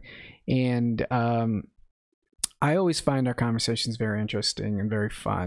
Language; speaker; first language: English; native; English